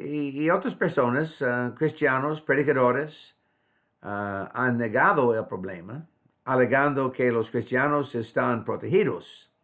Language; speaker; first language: Spanish; non-native, fluent; English